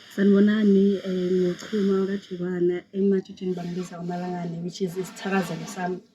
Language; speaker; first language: Zulu; non-native, local second language; Xhosa